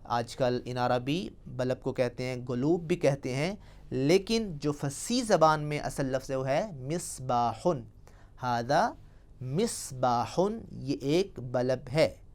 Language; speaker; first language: Urdu; non-native, local second language; Punjabi